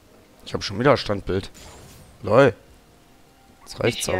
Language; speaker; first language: German; native; German